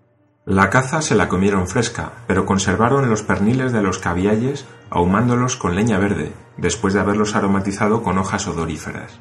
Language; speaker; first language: Spanish; native; Spanish